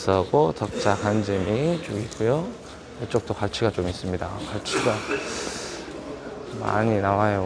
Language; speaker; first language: Korean; native; Korean